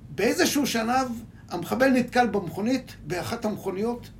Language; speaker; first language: Hebrew; early bilingual, other home language; Hungarian